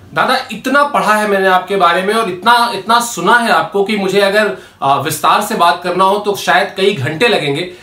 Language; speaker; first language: Hindi; native; Hindi